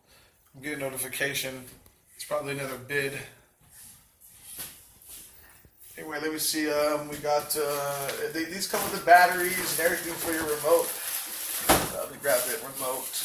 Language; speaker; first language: English; native; English